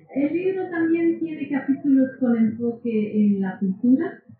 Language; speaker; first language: Spanish; non-native, fluent; English